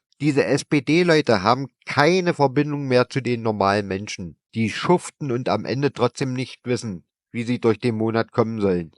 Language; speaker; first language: German; native; German